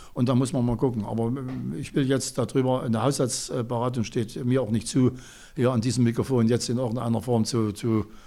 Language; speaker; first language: German; native; German